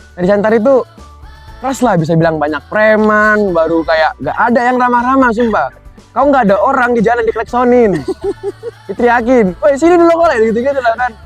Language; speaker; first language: Indonesian; native; Indonesian